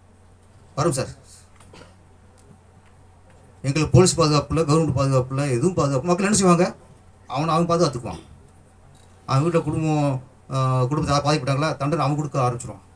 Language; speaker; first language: Tamil; native; Tamil